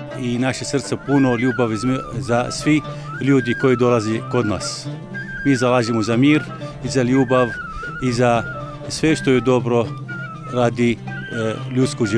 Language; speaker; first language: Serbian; non-native, learner; Arabic